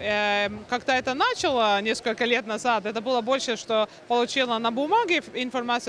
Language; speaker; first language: Russian; non-native, local second language; Estonian